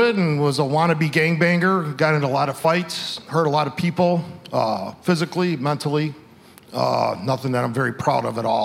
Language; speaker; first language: English; native; English